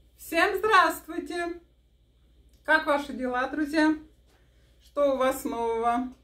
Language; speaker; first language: Russian; non-native, local second language; Avaric